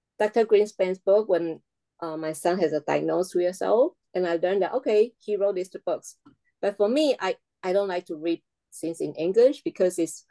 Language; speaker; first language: English; non-native, fluent; Chinese